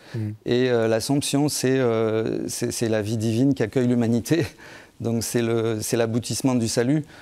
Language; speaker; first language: French; native; French